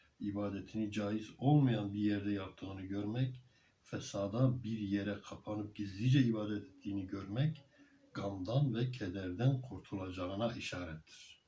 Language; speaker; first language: Turkish; native; Turkish